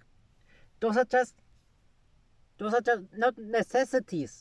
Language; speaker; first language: English; non-native, fluent; German